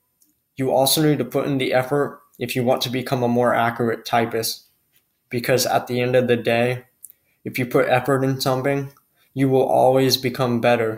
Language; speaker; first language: English; native; English